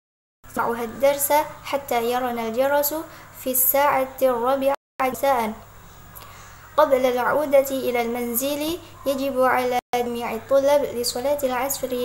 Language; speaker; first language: Arabic; non-native, learner; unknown